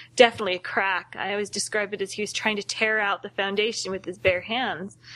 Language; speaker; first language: English; native; English